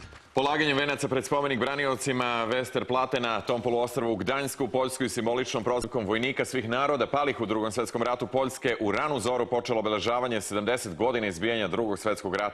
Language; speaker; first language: Serbian; native; Serbian